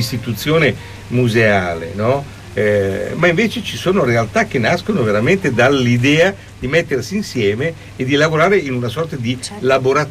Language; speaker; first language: Italian; native; Italian